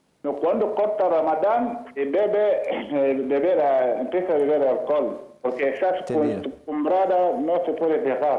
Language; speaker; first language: Spanish; non-native, learner; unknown